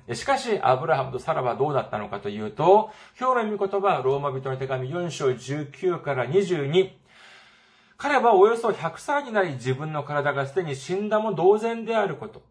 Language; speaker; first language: Japanese; non-native, fluent; Korean